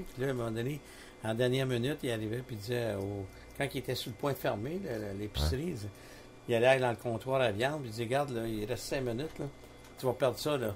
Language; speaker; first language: French; native; French